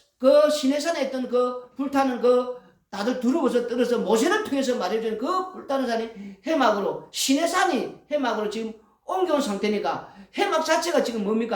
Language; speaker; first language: Korean; native; Korean